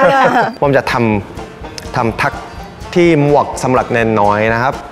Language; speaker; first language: Thai; non-native, fluent; Japanese